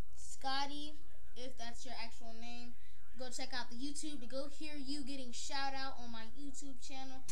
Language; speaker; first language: English; native; English